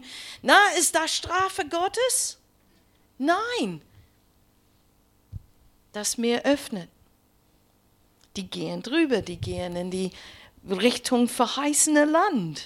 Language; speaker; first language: German; non-native, learner; English